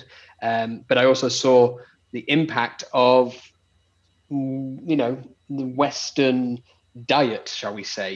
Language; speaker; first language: English; native; English